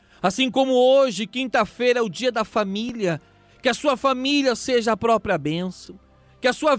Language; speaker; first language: Portuguese; native; Portuguese